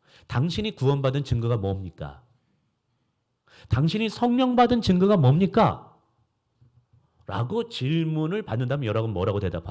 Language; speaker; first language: Korean; native; Korean